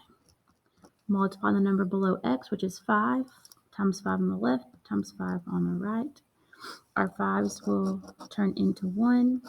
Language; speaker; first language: English; native; English